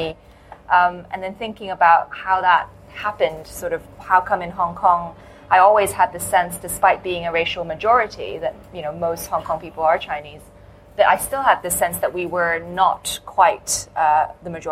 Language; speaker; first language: English; non-native, local second language; Cantonese